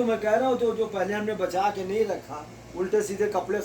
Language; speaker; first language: Hindi; native; Hindi